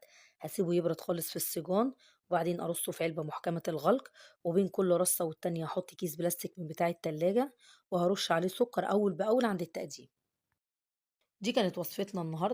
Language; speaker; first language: Arabic; native; Arabic